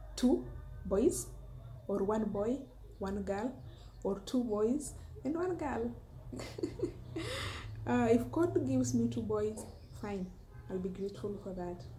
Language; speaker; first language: English; non-native, local second language; Luo (Kenya and Tanzania)